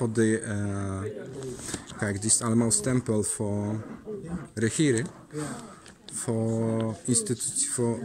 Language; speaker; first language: Dutch; non-native, learner; Polish